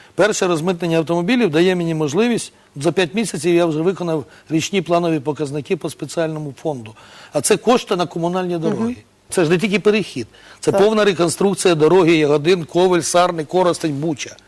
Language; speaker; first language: Ukrainian; native; Ukrainian